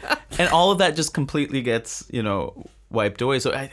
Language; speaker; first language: English; native; English